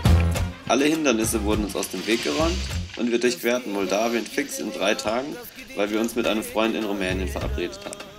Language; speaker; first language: German; native; German